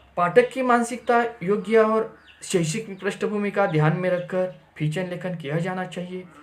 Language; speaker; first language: Hindi; non-native, local second language; Marathi